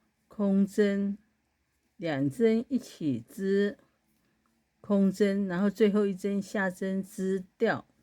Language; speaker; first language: Chinese; native; Chinese